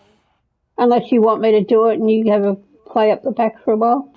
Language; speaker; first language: English; native; English